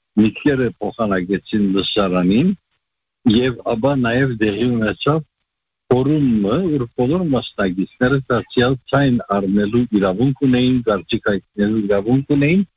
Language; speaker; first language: Armenian; native; Armenian